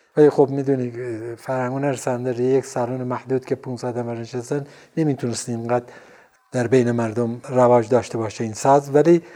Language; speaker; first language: Persian; non-native, local second language; Central Kurdish